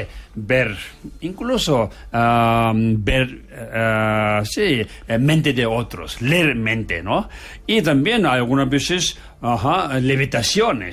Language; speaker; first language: Spanish; non-native, learner; Tibetan